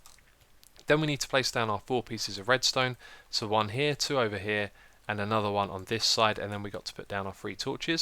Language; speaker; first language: English; native; English